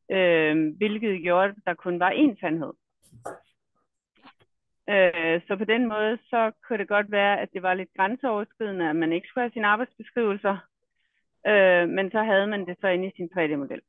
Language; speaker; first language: Danish; native; Danish